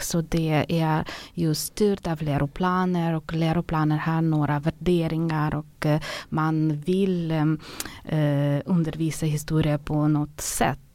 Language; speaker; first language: Swedish; non-native, fluent; Ukrainian